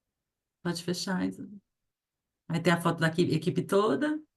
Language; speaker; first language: Portuguese; native; Portuguese